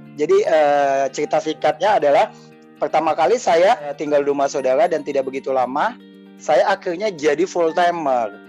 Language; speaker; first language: Indonesian; native; Indonesian